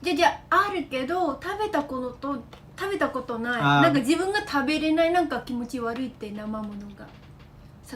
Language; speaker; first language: Japanese; non-native, fluent; Vietnamese